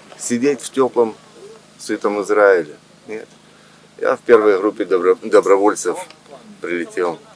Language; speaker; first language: Russian; native; Russian